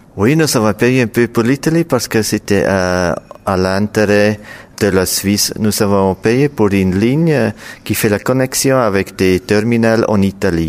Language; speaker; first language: French; non-native, local second language; German